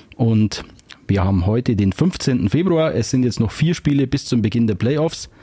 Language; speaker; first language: German; native; German